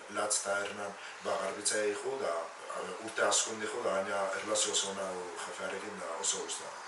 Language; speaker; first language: Basque; early bilingual, other home language; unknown